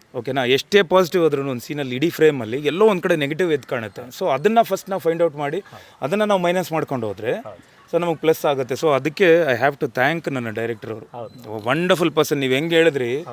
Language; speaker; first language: Kannada; native; Kannada